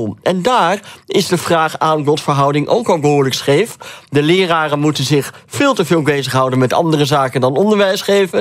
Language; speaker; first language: Dutch; native; Dutch